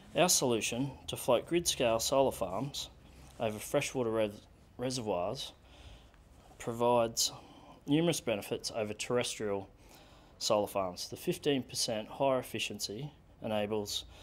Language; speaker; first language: English; native; English